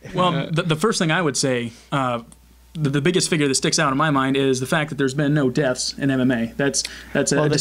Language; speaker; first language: English; native; English